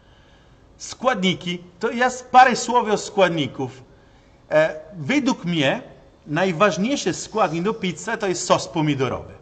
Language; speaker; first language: Polish; non-native, learner; Italian